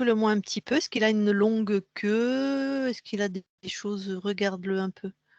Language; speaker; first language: French; native; French